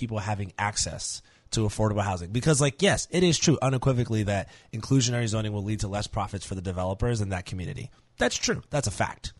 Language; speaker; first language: English; native; English